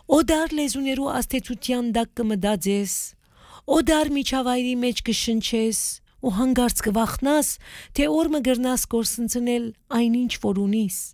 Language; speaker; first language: Armenian; early bilingual, heritage; Armenian